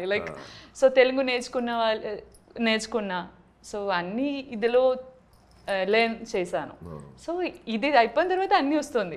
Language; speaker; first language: Telugu; non-native, learner; Malayalam